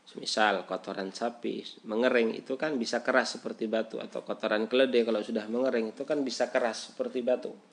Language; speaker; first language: Indonesian; native; Indonesian